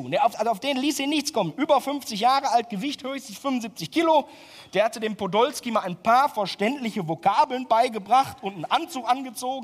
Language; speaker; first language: German; native; German